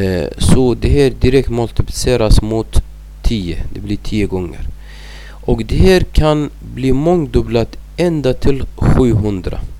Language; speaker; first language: Swedish; non-native, fluent; Arabic